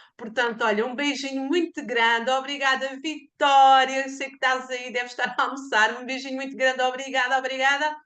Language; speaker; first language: Portuguese; native; Portuguese